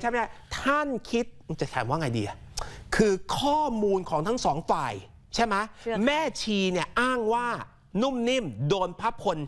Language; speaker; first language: Thai; native; Thai